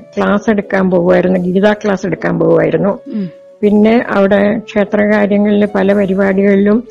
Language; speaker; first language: Malayalam; native; Malayalam